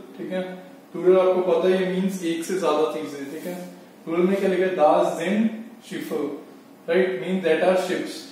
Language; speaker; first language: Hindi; native; Hindi